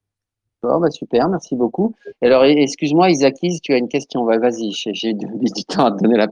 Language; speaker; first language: French; native; French